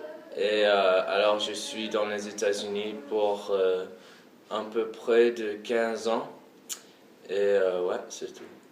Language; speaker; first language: French; early bilingual, heritage; French